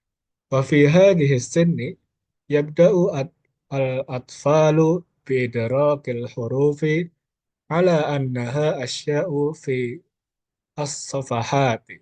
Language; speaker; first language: Arabic; non-native, learner; Indonesian